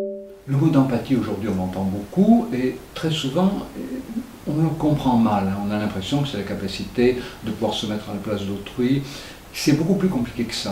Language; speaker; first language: French; native; French